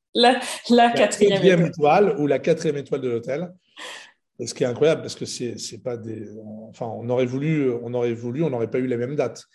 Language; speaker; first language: French; non-native, local second language; Arabic